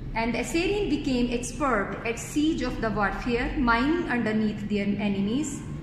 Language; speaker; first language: English; non-native, local second language; Urdu